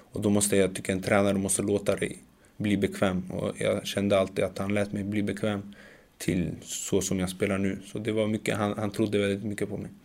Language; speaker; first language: Swedish; early bilingual, other home language; Macedonian